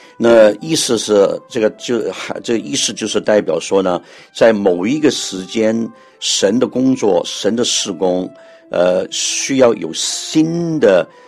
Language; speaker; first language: Chinese; non-native, local second language; Cantonese